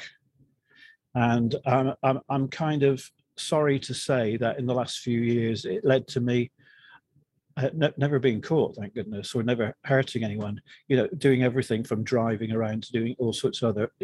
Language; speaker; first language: English; native; English